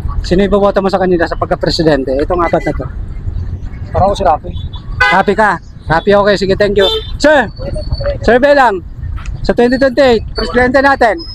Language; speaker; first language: Filipino; non-native, local second language; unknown